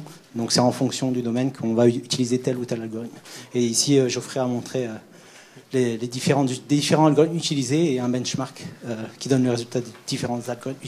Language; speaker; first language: French; native; French